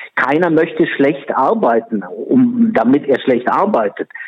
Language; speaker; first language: German; non-native, fluent; Czech